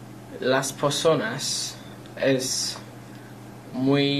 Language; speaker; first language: Spanish; non-native, learner; English